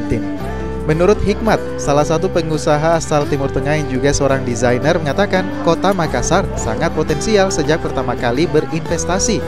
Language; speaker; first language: Indonesian; native; Indonesian